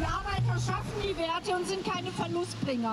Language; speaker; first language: German; native; German